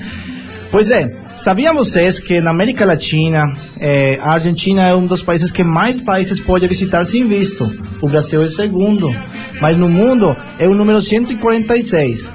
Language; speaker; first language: Portuguese; non-native, fluent; Spanish